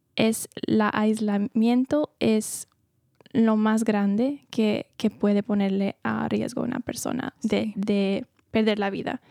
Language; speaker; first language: Spanish; early bilingual, heritage; Spanish